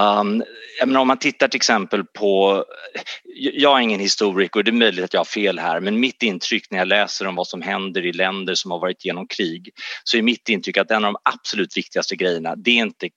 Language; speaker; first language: Swedish; native; Swedish